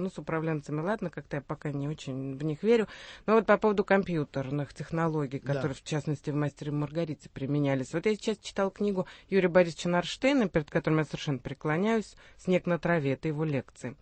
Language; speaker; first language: Russian; native; Russian